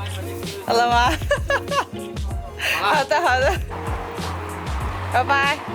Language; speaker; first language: Chinese; non-native, learner; Indonesian